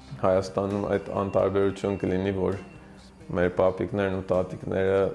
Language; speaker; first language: Armenian; early bilingual, heritage; Armenian